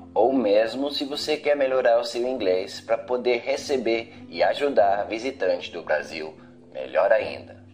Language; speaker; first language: Portuguese; non-native, fluent; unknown